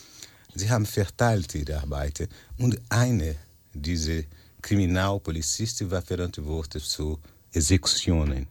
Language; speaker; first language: German; non-native, fluent; Portuguese